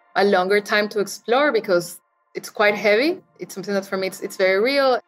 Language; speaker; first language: English; non-native, fluent; Spanish